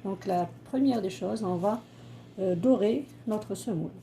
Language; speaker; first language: French; non-native, local second language; Arabic